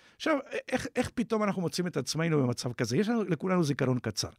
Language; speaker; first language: Hebrew; non-native, fluent; Spanish